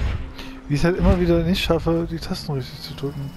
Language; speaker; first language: German; native; German